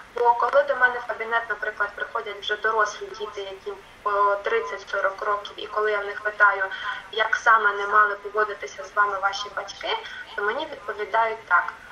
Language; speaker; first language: Ukrainian; non-native, local second language; Russian